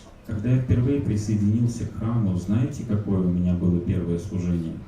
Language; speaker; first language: Russian; native; Russian